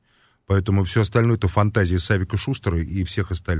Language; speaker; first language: Russian; native; Russian